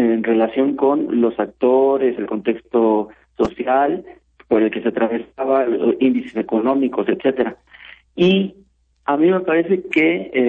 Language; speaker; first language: Spanish; native; Spanish